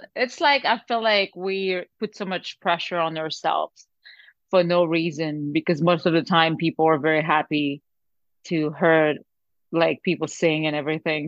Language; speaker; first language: English; non-native, fluent; French